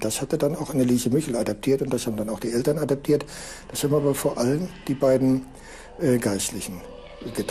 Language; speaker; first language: German; native; German